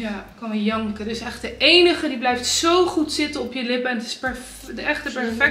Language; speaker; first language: Dutch; native; Dutch